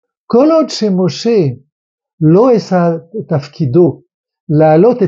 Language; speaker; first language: Hebrew; non-native, fluent; French